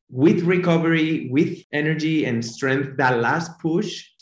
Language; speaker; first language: English; non-native, fluent; Spanish